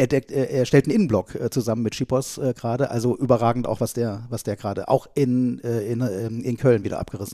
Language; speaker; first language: German; native; German